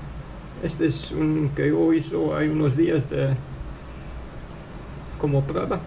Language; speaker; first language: Spanish; non-native, fluent; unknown